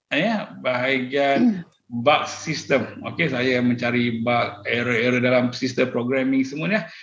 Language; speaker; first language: Malay; native; Malay